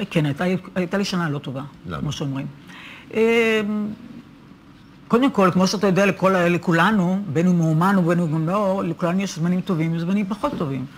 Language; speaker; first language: Hebrew; native; Hebrew